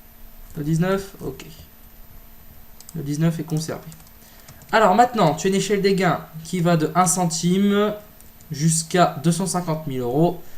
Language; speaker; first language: French; native; French